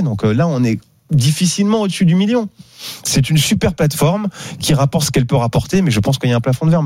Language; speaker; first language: French; native; French